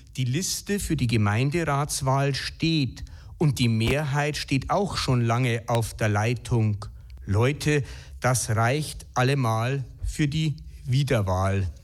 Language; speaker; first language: German; native; German